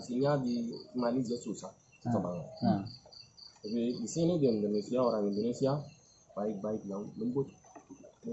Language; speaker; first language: Indonesian; non-native, learner; Arabic